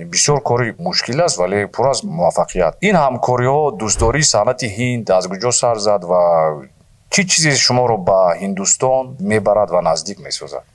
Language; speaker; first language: Tajik; native; Tajik